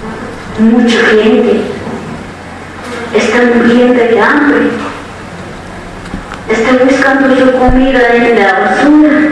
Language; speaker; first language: Spanish; non-native, local second language; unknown